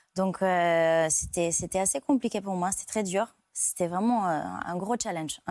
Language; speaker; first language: French; non-native, fluent; Bulgarian